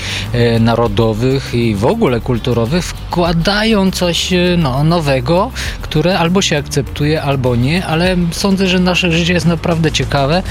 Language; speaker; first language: Polish; non-native, fluent; Bulgarian